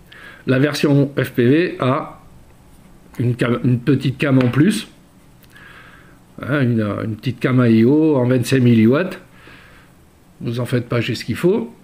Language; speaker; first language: French; native; French